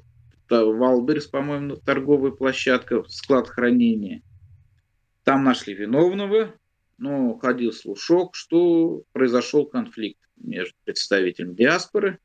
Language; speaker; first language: Russian; native; Russian